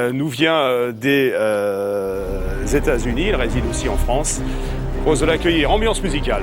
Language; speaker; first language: French; native; French